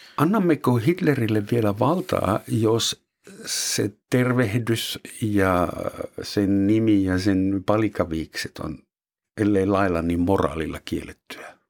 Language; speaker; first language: Finnish; non-native, fluent; German